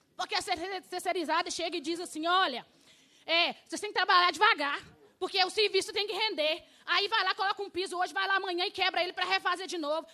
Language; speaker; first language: Portuguese; native; Portuguese